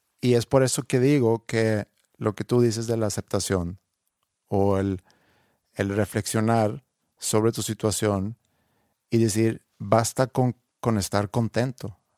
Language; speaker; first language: Spanish; non-native, fluent; Swedish